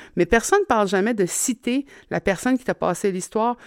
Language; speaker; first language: French; native; French